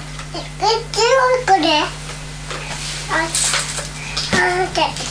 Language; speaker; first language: Japanese; native; Japanese